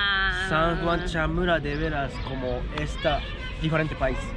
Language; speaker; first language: Spanish; non-native, learner; Japanese